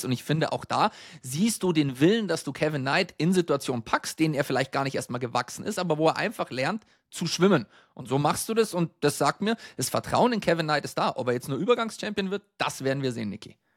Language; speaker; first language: German; native; German